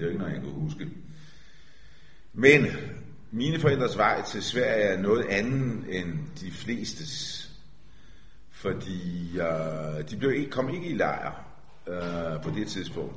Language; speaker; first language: Danish; early bilingual, other home language; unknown